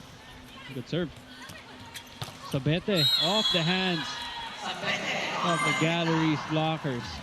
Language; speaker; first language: English; non-native, local second language; Filipino